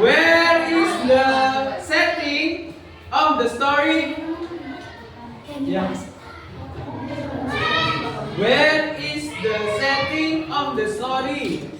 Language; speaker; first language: English; non-native, learner; Indonesian